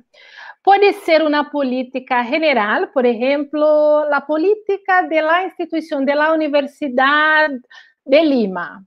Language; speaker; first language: Spanish; non-native, learner; Portuguese